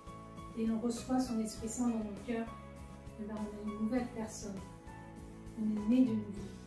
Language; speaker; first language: French; native; French